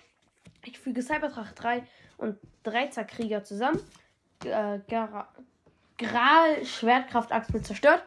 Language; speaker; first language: German; native; German